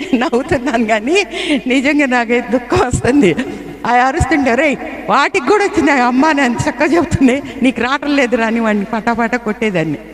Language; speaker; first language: Telugu; non-native, fluent; Bangla